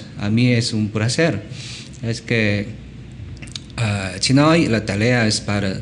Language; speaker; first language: Spanish; non-native, learner; Chinese